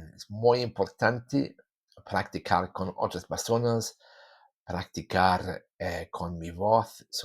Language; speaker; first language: Spanish; non-native, learner; English